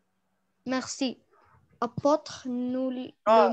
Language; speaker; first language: French; non-native, learner; Arabic